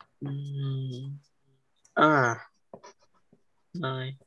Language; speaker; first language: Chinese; early bilingual, heritage; English